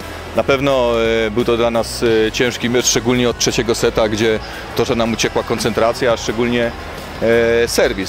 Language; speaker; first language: Polish; native; Polish